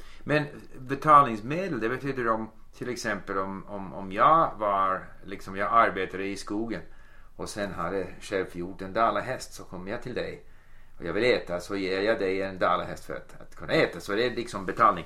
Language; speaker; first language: Swedish; non-native, learner; English